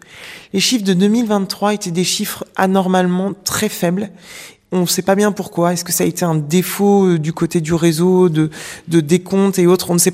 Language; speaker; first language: French; native; French